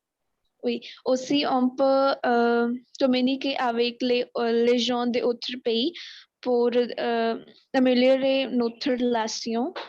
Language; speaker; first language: French; non-native, learner; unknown